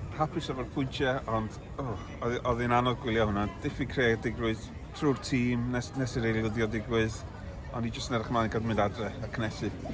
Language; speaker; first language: Welsh; native; Welsh